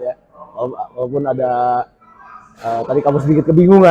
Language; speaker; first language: Indonesian; native; Indonesian